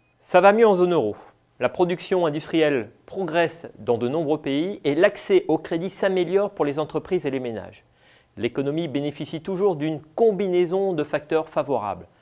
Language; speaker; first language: French; native; French